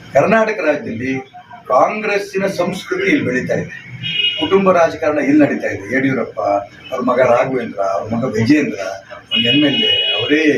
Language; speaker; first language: Kannada; native; Kannada